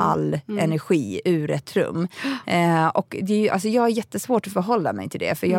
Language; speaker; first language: Swedish; native; Swedish